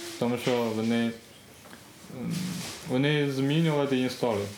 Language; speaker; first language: Ukrainian; non-native, learner; Chinese